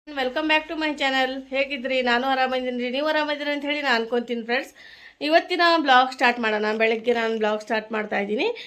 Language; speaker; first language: Kannada; native; Kannada